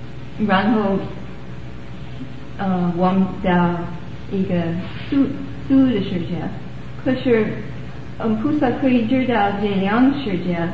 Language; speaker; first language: Chinese; non-native, learner; English